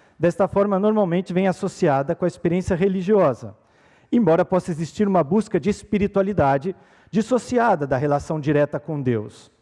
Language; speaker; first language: Portuguese; native; Portuguese